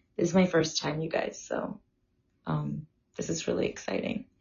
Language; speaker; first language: English; early bilingual, other home language; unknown